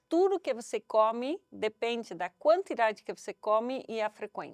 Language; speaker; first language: Portuguese; non-native, fluent; Dutch